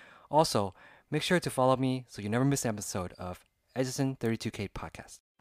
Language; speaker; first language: English; native; English